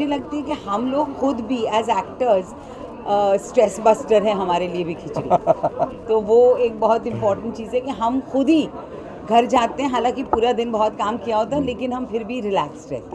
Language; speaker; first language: Hindi; native; Hindi